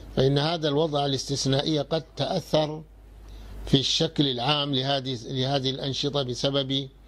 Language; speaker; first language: Arabic; non-native, fluent; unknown